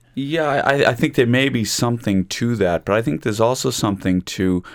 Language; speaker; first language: English; native; English